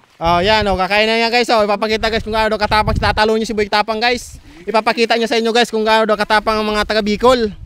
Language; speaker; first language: Filipino; non-native, local second language; Bikol